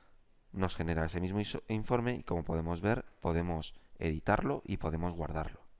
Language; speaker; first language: Spanish; native; Spanish